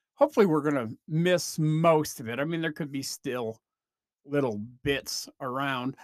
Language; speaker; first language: English; native; English